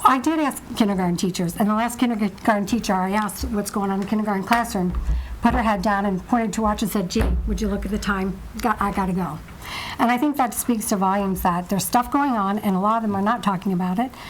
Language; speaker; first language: English; native; English